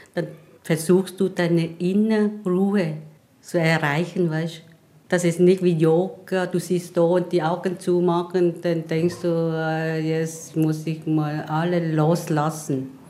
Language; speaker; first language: German; non-native, learner; Vietnamese